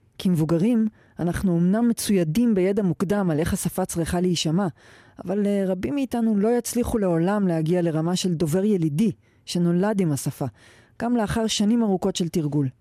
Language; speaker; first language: Hebrew; native; Hebrew